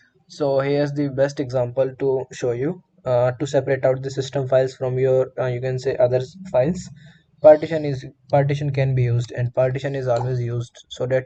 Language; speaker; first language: English; non-native, local second language; Hindi